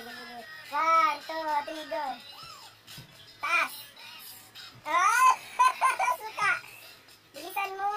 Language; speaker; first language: Cebuano; native; Cebuano